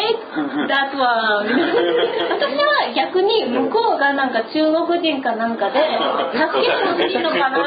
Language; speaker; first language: Japanese; native; Japanese